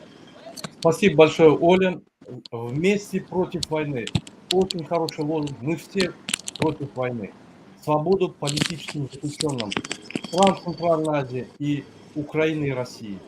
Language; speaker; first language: Russian; non-native, fluent; Turkmen